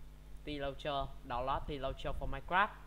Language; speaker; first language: English; non-native, learner; Vietnamese